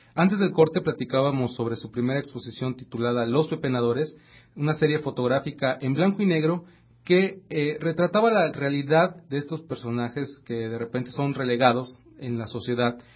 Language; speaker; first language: Spanish; native; Spanish